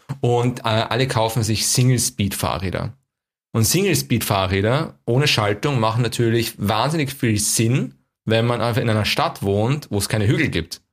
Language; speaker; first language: German; native; German